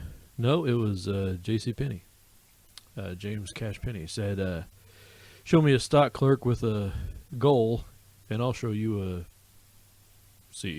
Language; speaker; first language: English; native; English